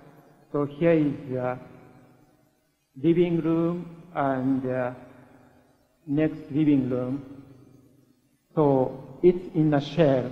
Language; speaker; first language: English; non-native, learner; Japanese